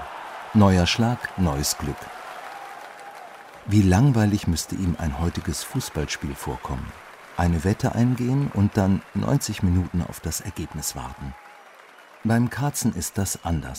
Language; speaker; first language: German; native; German